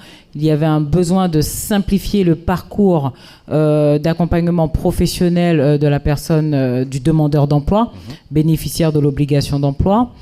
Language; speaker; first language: French; native; French